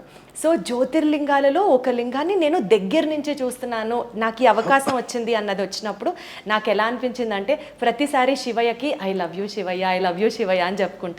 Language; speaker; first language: Telugu; native; Telugu